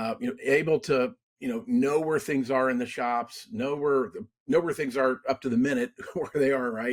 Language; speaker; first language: English; native; English